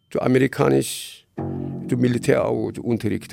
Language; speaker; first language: German; non-native, learner; Korean